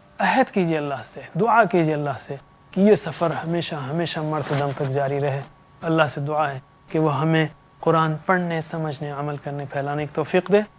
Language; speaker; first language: Urdu; native; Urdu